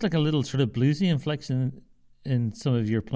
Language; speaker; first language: English; native; English